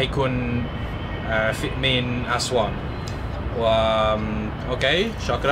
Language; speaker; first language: Arabic; non-native, learner; English